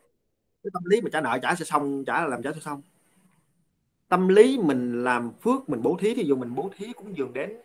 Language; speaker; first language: Vietnamese; native; Vietnamese